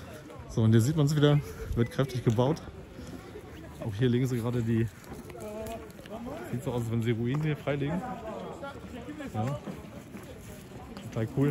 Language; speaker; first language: German; native; German